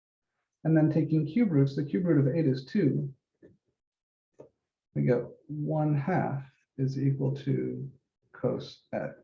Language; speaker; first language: English; native; English